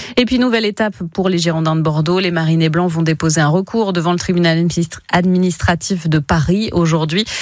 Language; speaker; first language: French; native; French